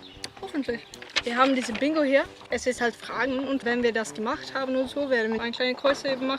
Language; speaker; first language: German; non-native, fluent; Swedish